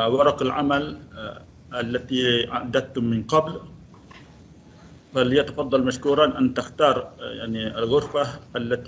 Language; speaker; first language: Arabic; non-native, fluent; Malay